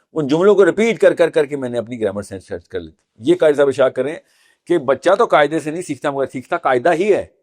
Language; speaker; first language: Urdu; native; Urdu